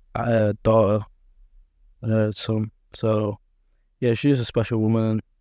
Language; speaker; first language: English; native; English